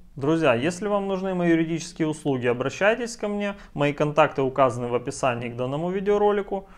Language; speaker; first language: Russian; native; Russian